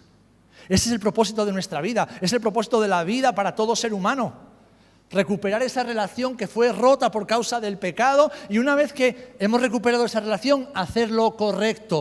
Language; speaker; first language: Spanish; native; Spanish